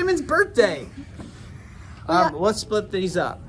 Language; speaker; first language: English; native; English